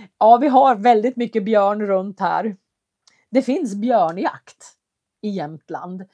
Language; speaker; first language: Swedish; native; Swedish